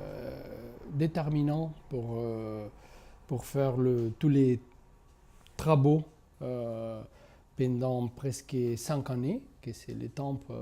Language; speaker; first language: French; non-native, fluent; Spanish